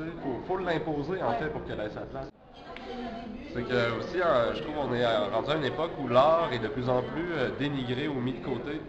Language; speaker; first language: French; native; French